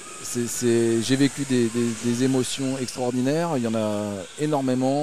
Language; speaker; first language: French; native; French